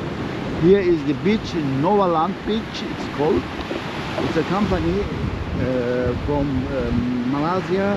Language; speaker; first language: English; non-native, learner; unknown